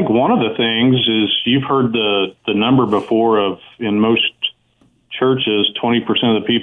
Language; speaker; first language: English; native; English